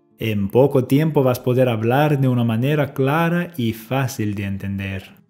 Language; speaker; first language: Spanish; non-native, fluent; English